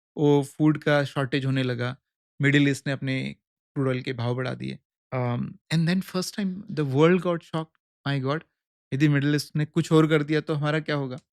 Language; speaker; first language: Hindi; native; Hindi